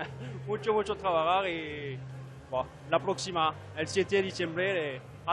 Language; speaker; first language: Spanish; non-native, learner; French